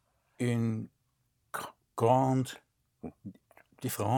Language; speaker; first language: French; non-native, learner; English